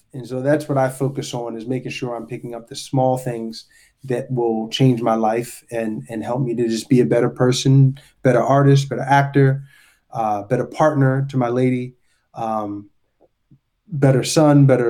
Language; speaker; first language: English; native; English